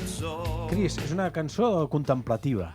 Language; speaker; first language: Catalan; native; Catalan